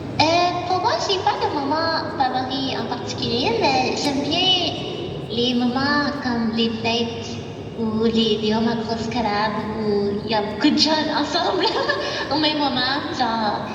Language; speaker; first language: French; non-native, fluent; English